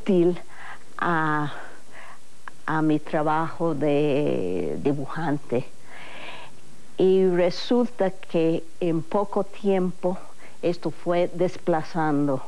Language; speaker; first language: Spanish; non-native, fluent; English